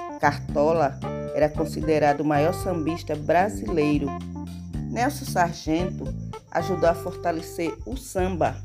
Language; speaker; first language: Portuguese; native; Portuguese